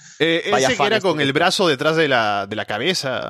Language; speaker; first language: Spanish; native; Spanish